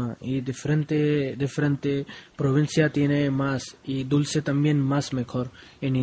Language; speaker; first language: Spanish; non-native, learner; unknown